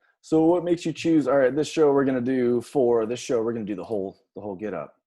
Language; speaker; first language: English; native; English